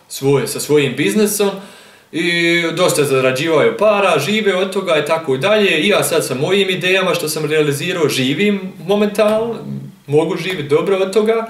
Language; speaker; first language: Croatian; early bilingual, heritage; German